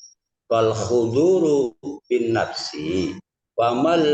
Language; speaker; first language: Arabic; non-native, learner; Indonesian